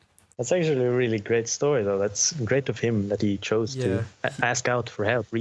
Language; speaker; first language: English; non-native, fluent; Norwegian